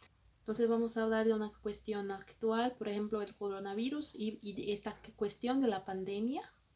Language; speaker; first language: Spanish; non-native, fluent; Portuguese